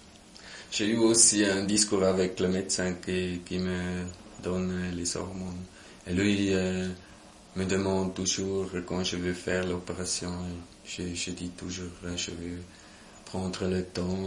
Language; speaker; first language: French; non-native, local second language; German